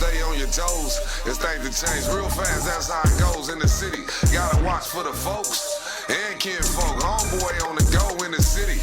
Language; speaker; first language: English; native; English